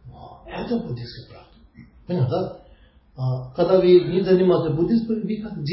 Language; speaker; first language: Russian; non-native, learner; Tibetan